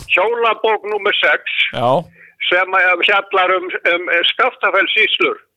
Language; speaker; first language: Icelandic; native; Icelandic